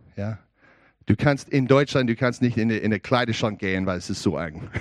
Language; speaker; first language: German; non-native, learner; English